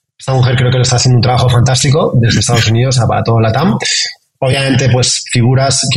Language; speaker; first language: Spanish; native; Spanish